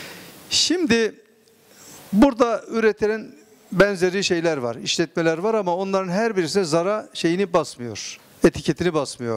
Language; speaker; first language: Turkish; native; Turkish